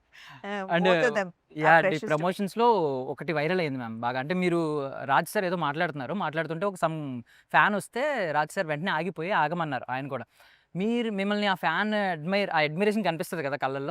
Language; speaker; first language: Telugu; native; Telugu